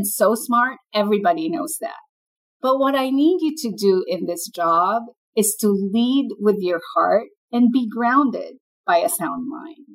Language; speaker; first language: English; non-native, local second language; Filipino